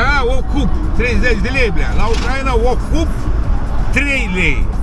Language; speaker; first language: Romanian; non-native, local second language; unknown